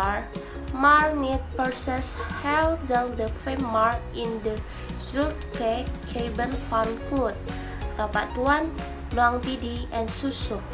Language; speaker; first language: Dutch; non-native, learner; Indonesian